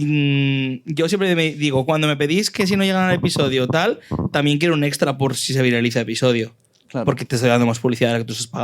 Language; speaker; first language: Spanish; native; Spanish